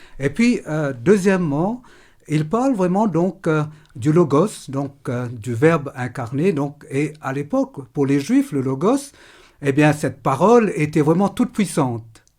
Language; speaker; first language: French; non-native, local second language; Morisyen